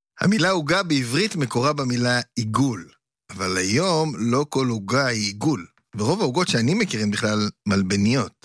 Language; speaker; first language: Hebrew; native; Hebrew